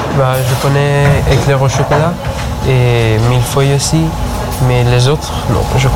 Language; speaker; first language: French; non-native, learner; Persian